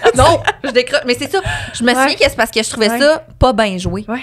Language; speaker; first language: French; native; French